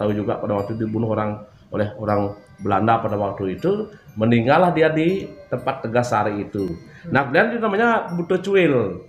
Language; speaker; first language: Indonesian; non-native, local second language; Balinese